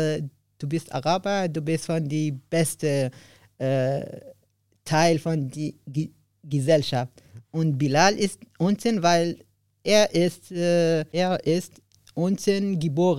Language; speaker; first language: German; non-native, learner; Arabic